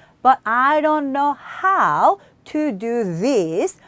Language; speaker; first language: English; non-native, fluent; Korean